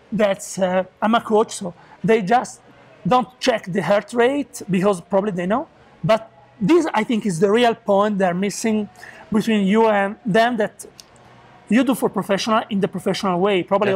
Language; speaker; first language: English; non-native, learner; Italian